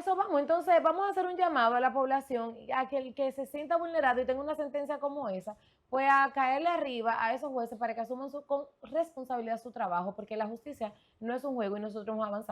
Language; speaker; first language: Spanish; native; Spanish